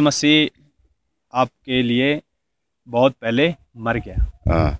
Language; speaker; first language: Hindi; native; Hindi